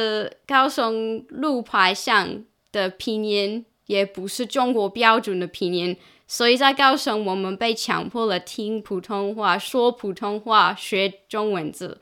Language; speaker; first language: Chinese; non-native, fluent; English